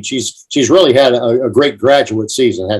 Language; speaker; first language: English; native; English